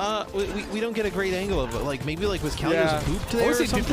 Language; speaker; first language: English; native; English